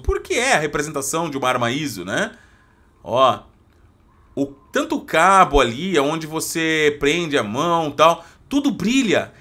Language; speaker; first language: Portuguese; native; Portuguese